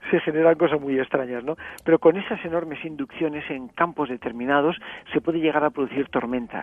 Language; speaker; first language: Spanish; native; Spanish